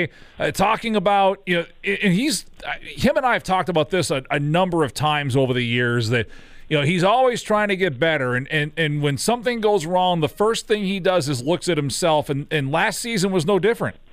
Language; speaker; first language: English; native; English